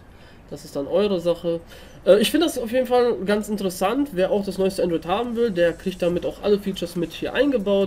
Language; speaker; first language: German; native; German